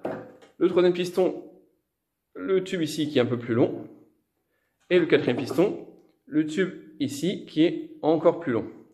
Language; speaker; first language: French; native; French